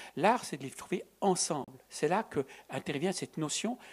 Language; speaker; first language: French; native; French